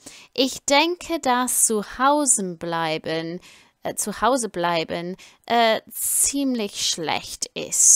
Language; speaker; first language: German; non-native, fluent; English